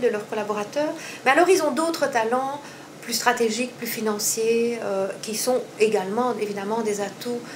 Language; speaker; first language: French; native; French